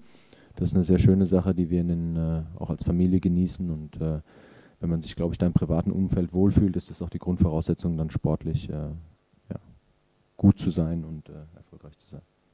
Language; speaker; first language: German; native; German